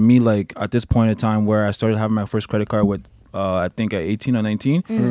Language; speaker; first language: English; native; English